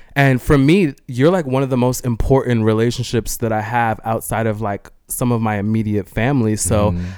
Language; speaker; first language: English; native; English